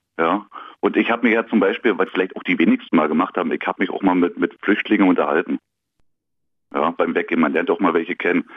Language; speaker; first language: German; native; German